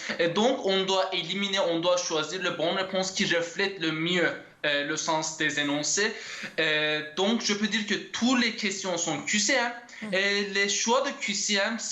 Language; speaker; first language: French; non-native, fluent; Turkish